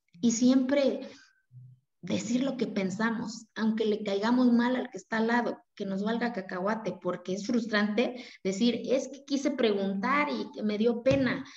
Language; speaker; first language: Spanish; non-native, local second language; Zapotec